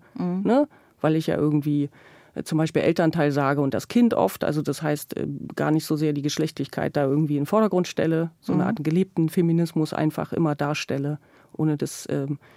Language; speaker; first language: German; native; German